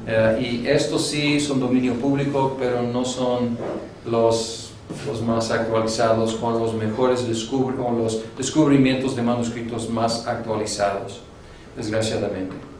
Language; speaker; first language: Spanish; non-native, fluent; English